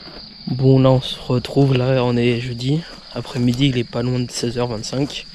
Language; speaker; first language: French; native; French